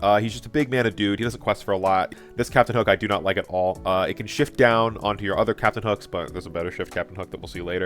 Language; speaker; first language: English; native; English